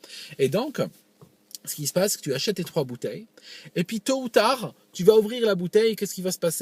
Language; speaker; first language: French; non-native, local second language; Arabic